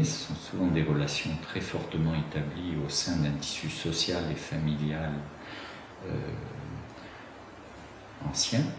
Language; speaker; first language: French; native; French